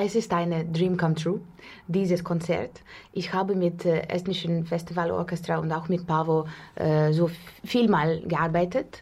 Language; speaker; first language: German; non-native, learner; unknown